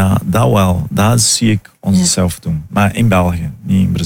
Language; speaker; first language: Dutch; non-native, learner; Portuguese